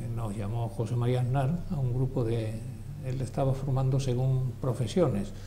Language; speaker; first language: Spanish; native; Spanish